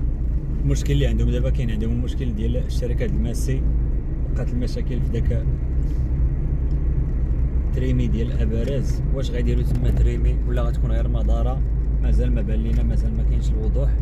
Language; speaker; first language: Arabic; native; Arabic